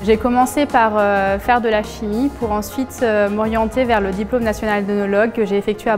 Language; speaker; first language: French; native; French